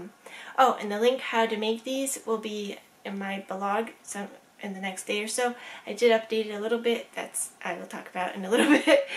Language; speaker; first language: English; native; English